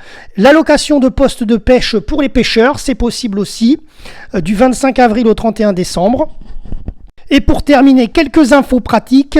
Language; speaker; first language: French; native; French